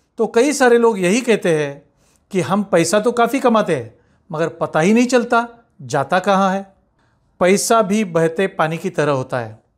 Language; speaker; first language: Hindi; non-native, local second language; Marathi